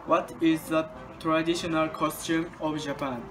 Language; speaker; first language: English; non-native, learner; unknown